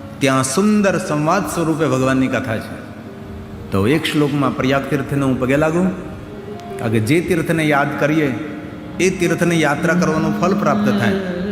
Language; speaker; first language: Gujarati; native; Gujarati